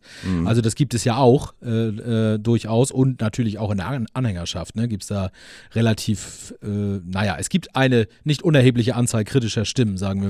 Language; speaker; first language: German; native; German